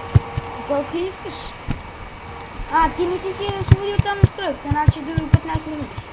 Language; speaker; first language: Bulgarian; native; Bulgarian